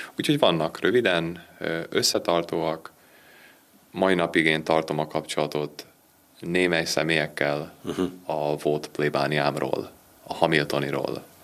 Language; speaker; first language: Hungarian; early bilingual, heritage; Hungarian